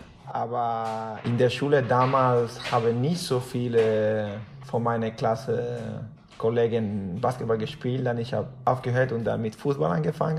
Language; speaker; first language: German; non-native, fluent; Spanish